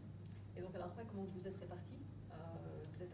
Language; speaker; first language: French; native; French